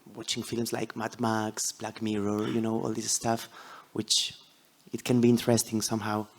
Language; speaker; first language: English; non-native, fluent; Catalan